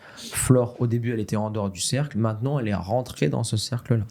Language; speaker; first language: French; native; French